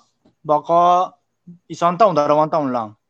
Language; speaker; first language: Filipino; non-native, learner; Japanese